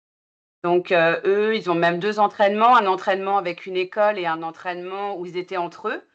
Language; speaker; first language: French; native; French